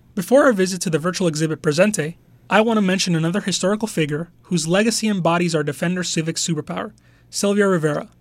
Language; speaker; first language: English; non-native, local second language; Spanish